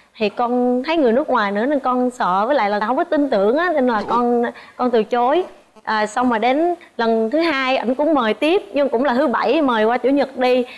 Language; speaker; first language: Vietnamese; native; Vietnamese